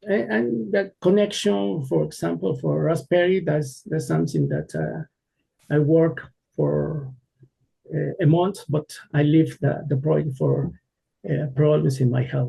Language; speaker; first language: English; non-native, learner; Spanish